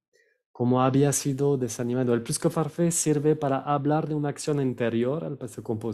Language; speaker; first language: Spanish; non-native, fluent; French